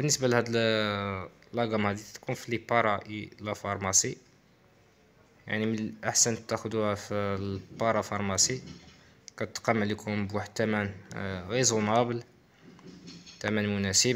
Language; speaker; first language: Arabic; native; Arabic